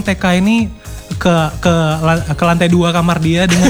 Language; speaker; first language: Indonesian; native; Indonesian